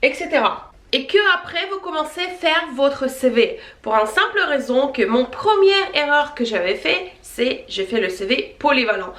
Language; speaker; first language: French; non-native, fluent; Russian